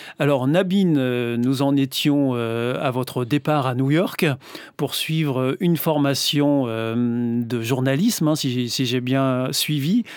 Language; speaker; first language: French; native; French